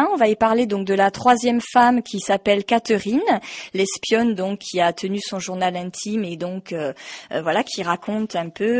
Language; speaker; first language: French; native; French